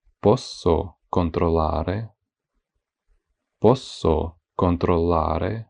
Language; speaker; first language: Italian; non-native, fluent; Ukrainian